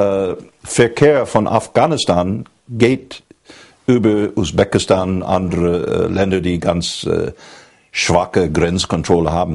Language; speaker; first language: German; non-native, fluent; English